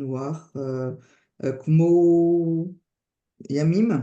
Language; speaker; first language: Hebrew; non-native, learner; French